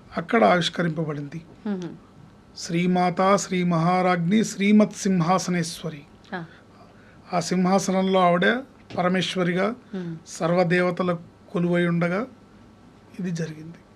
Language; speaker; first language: Telugu; native; Telugu